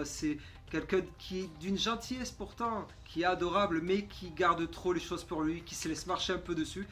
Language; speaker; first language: French; native; French